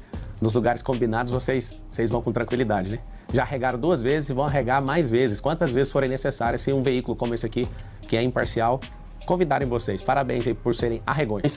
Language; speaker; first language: Portuguese; native; Portuguese